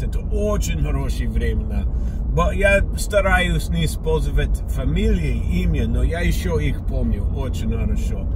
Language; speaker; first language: Russian; non-native, fluent; English